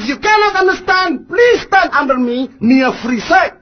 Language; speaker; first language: English; non-native, learner; Indonesian